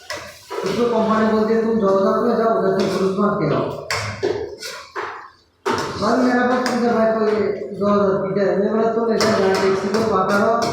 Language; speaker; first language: Hindi; non-native, learner; Bangla